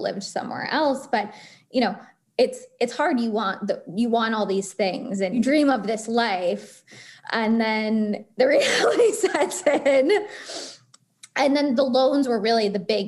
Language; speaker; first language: English; native; English